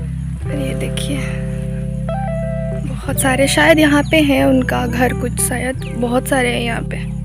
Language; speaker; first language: Hindi; native; Hindi